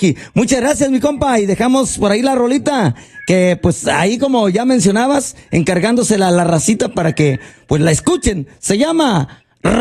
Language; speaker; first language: Spanish; native; Spanish